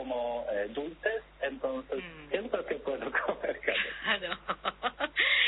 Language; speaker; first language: Spanish; non-native, fluent; Polish